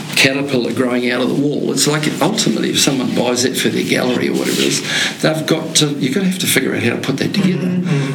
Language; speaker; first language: English; native; English